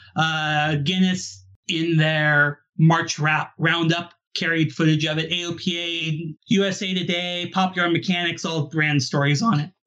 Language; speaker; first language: English; native; English